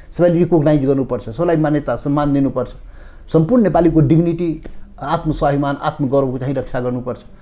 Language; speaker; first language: Nepali; non-native, local second language; Maithili